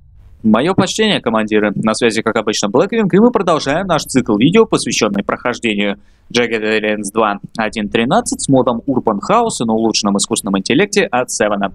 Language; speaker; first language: Russian; native; Russian